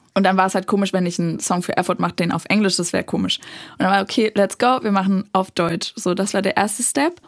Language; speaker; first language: German; native; German